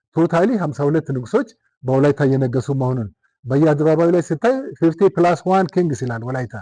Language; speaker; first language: Amharic; non-native, local second language; Wolaytta